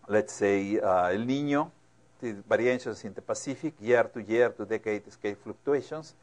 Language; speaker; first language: English; non-native, fluent; Spanish